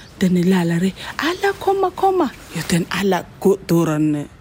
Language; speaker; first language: Swedish; non-native, learner; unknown